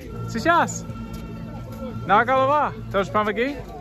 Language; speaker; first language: Russian; non-native, learner; English